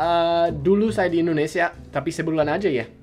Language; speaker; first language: Indonesian; non-native, fluent; English